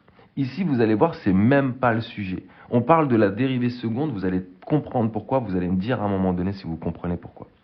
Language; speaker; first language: French; native; French